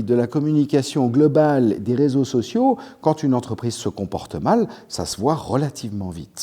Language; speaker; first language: French; native; French